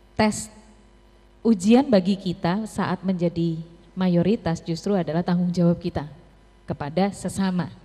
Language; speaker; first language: Indonesian; native; Indonesian